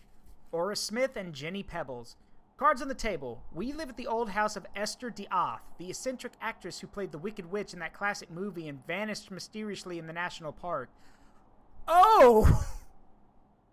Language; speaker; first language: English; native; English